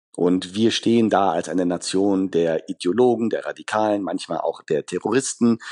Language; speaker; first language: German; early bilingual, other home language; Persian